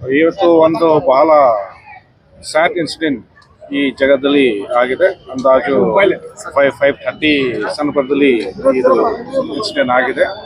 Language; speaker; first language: Kannada; non-native, fluent; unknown